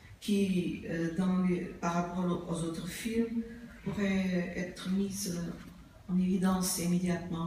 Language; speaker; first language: French; non-native, fluent; Portuguese